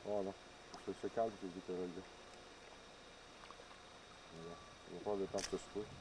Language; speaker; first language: French; native; French